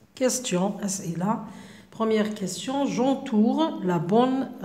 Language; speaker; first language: French; non-native, local second language; Arabic